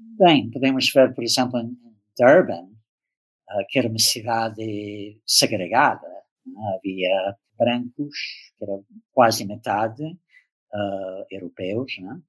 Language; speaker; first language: Portuguese; non-native, fluent; English